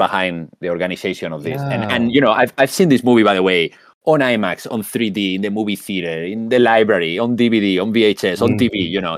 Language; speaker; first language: English; non-native, fluent; Spanish